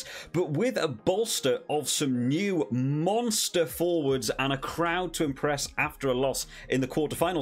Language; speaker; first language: English; native; English